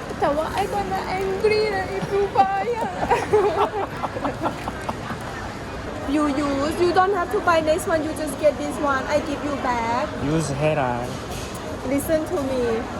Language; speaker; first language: English; non-native, learner; Thai